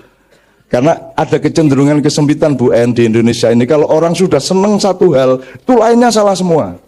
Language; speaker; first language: Indonesian; native; Indonesian